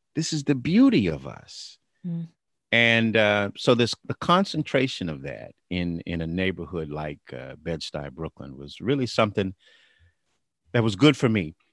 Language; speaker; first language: English; native; English